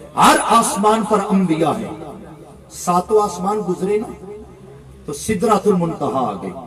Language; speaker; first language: Urdu; non-native, local second language; Punjabi